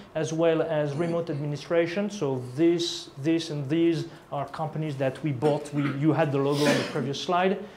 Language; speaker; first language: English; non-native, fluent; French